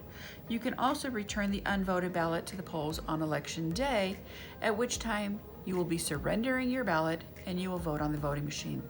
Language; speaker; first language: English; native; English